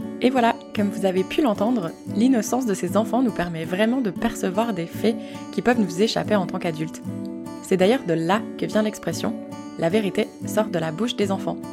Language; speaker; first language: French; native; French